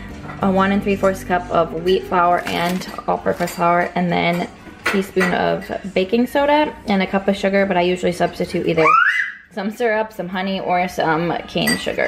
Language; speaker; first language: English; native; English